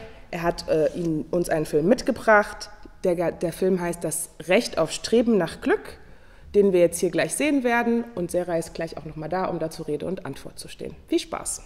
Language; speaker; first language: German; native; German